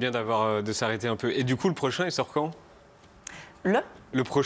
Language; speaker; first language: French; native; French